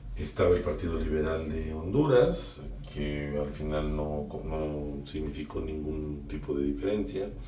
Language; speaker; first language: Spanish; native; Spanish